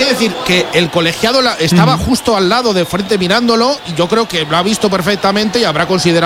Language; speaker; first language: Spanish; native; Spanish